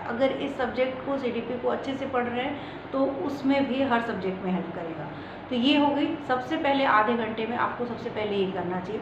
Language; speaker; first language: Hindi; native; Hindi